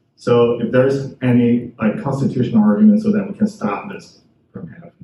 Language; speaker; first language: English; non-native, fluent; Chinese